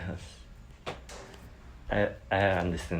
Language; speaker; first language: English; non-native, learner; Japanese